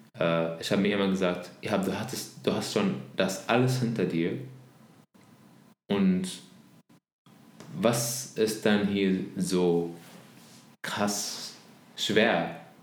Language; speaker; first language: German; non-native, learner; Arabic